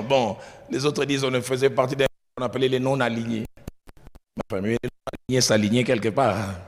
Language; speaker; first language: French; non-native, local second language; Lingala